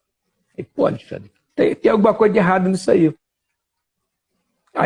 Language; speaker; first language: Portuguese; native; Portuguese